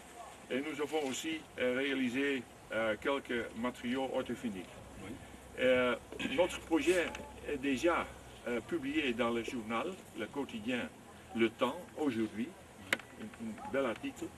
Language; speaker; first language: French; non-native, fluent; Dutch